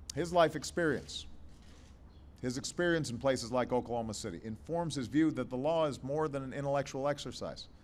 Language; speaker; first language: English; native; English